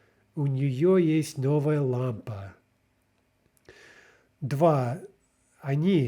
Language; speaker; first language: Russian; non-native, fluent; English